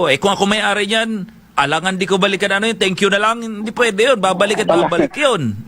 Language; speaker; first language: Filipino; native; Filipino